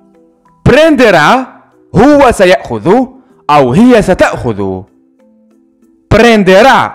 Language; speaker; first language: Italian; non-native, fluent; Arabic